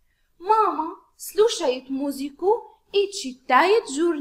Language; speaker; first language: Russian; non-native, fluent; Arabic